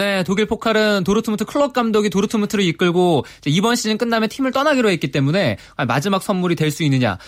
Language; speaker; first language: Korean; native; Korean